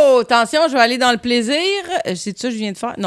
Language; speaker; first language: French; native; French